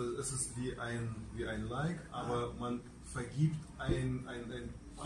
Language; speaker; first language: German; non-native, fluent; Russian